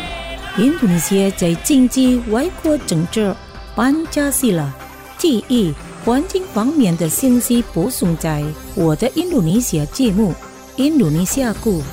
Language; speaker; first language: Chinese; non-native, fluent; Indonesian